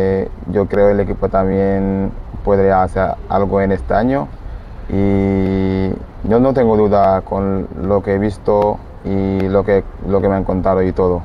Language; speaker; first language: Spanish; non-native, fluent; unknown